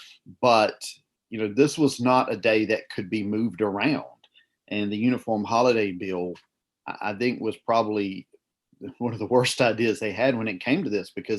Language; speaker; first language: English; native; English